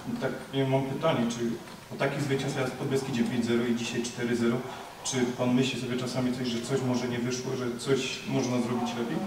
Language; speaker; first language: Polish; native; Polish